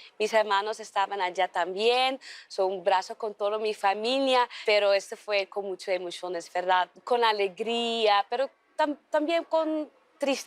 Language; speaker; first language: Spanish; early bilingual, heritage; Dutch